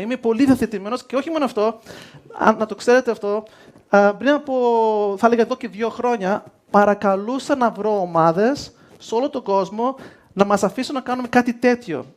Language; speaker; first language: Greek; early bilingual, heritage; Greek